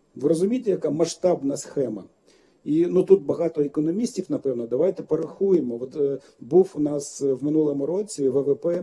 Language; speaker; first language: Ukrainian; non-native, fluent; Lithuanian